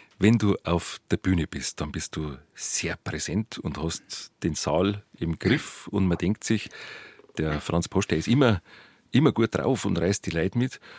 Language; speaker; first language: German; native; German